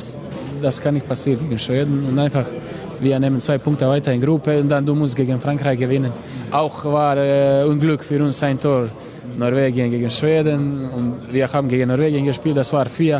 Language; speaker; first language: German; non-native, fluent; Croatian